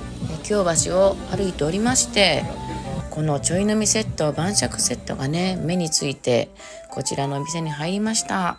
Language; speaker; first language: Japanese; native; Japanese